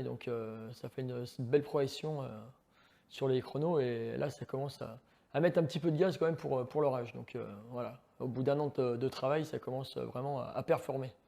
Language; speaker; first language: French; native; French